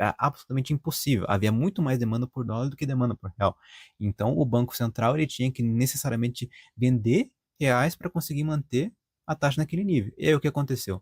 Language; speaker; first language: Portuguese; native; Portuguese